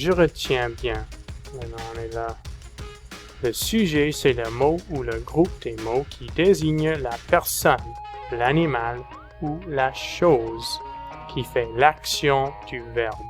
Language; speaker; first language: French; non-native, fluent; English